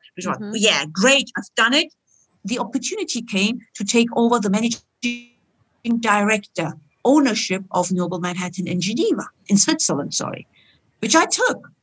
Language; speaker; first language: English; non-native, fluent; Turkish